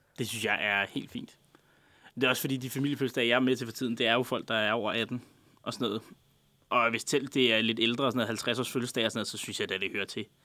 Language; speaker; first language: Danish; native; Danish